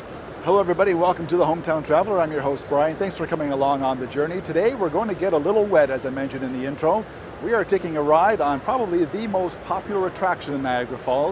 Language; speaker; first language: English; native; English